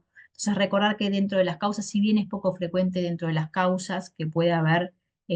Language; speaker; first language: Spanish; native; Spanish